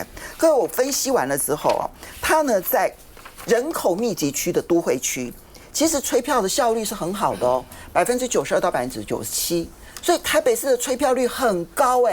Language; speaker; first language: Chinese; native; Chinese